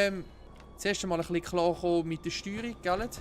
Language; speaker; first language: German; native; German